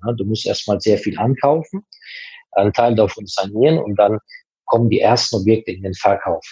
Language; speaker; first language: German; non-native, fluent; Azerbaijani